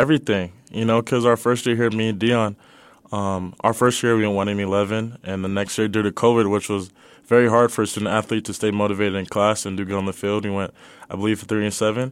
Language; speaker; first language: English; native; English